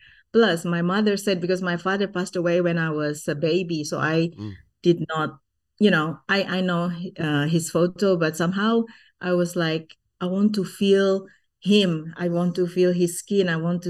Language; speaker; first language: English; non-native, fluent; Sundanese